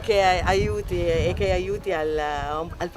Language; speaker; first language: Italian; native; Italian